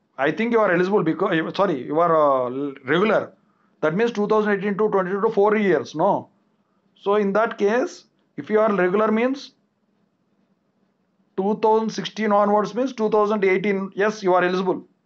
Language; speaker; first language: English; non-native, local second language; Telugu